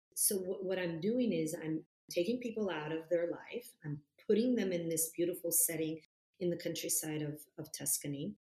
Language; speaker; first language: English; non-native, fluent; Italian